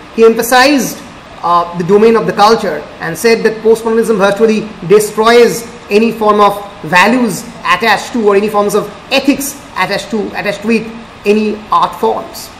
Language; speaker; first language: English; non-native, local second language; Bangla